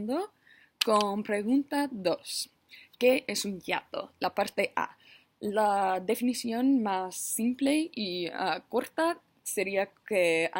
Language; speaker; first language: Spanish; non-native, learner; English